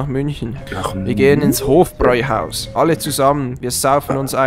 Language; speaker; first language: German; native; German